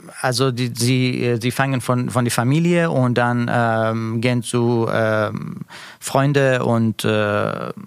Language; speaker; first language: German; non-native, learner; Persian